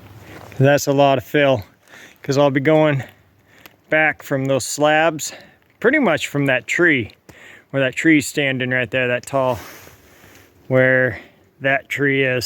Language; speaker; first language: English; native; English